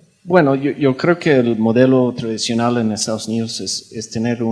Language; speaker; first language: Spanish; non-native, fluent; English